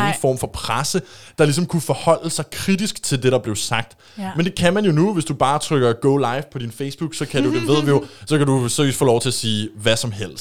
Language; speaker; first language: Danish; native; Danish